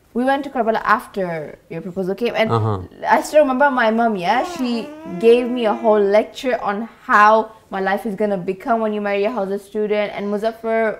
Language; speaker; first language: English; native; English